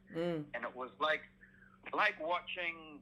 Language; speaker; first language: English; native; English